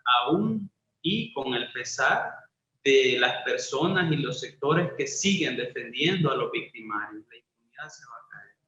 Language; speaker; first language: Spanish; native; Spanish